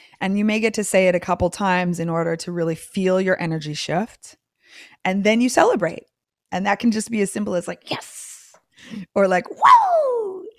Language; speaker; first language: English; native; English